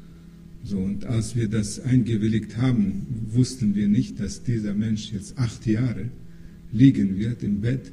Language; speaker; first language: German; non-native, fluent; Russian